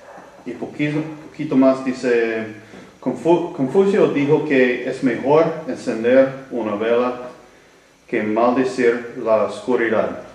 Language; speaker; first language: Spanish; non-native, learner; English